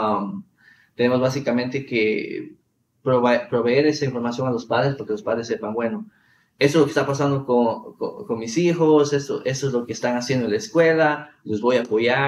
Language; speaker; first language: Spanish; early bilingual, heritage; Spanish